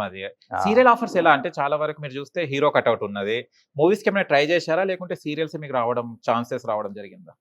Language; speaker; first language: Telugu; native; Telugu